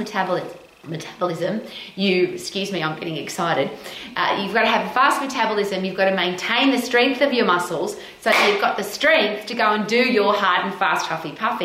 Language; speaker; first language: English; native; English